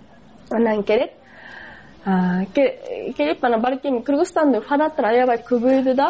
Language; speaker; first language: Kyrgyz; non-native, fluent; Japanese